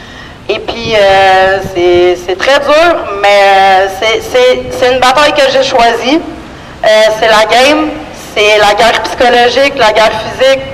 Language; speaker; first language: French; native; French